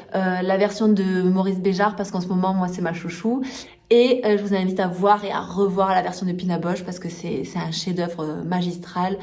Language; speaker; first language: French; native; French